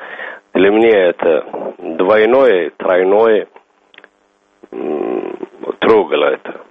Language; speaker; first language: Russian; non-native, fluent; Somali